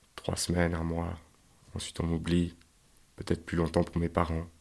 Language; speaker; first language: French; native; French